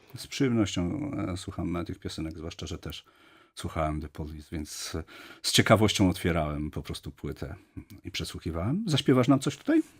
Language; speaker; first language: Polish; native; Polish